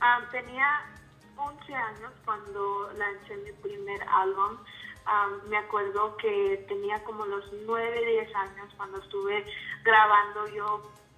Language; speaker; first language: Spanish; early bilingual, heritage; Spanish